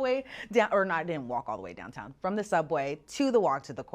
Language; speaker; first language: English; native; English